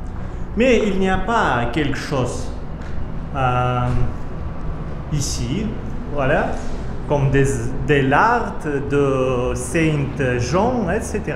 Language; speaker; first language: French; non-native, learner; Russian